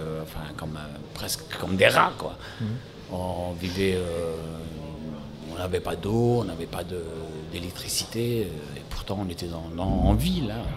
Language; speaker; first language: French; non-native, local second language; Arabic